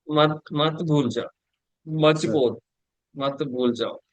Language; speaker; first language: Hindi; non-native, local second language; Telugu